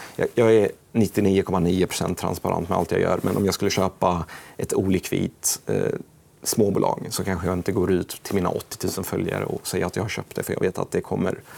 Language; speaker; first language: Swedish; non-native, fluent; Arabic